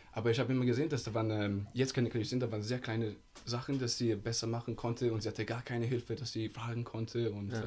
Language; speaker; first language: German; non-native, learner; Italian